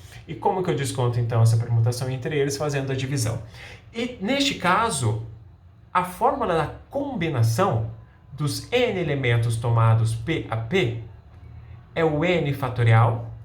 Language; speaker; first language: Portuguese; native; Portuguese